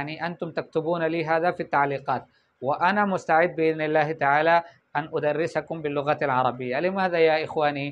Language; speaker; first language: Arabic; non-native, fluent; Urdu